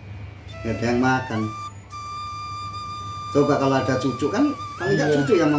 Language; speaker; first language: Indonesian; non-native, local second language; Javanese